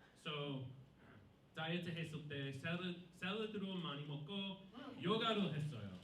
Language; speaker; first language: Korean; non-native, learner; English